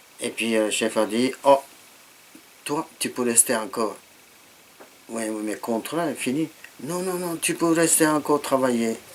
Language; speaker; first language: French; non-native, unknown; Japanese